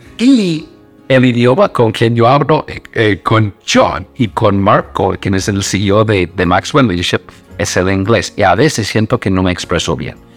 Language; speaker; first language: Spanish; non-native, fluent; English